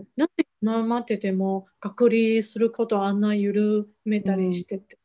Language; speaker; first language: Japanese; non-native, fluent; Chinese